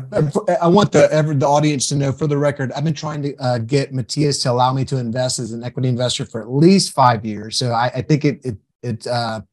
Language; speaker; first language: English; non-native, fluent; German